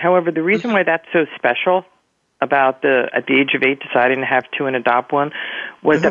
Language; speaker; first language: English; early bilingual, other home language; Spanish